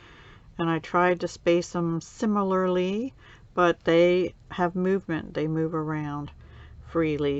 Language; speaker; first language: English; native; English